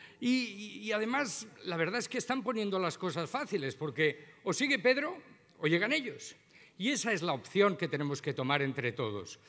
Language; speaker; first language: Spanish; non-native, local second language; Catalan